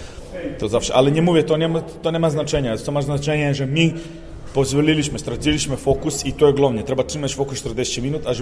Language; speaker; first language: Polish; non-native, learner; Serbian